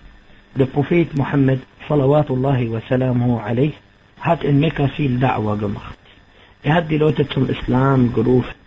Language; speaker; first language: German; non-native, fluent; Arabic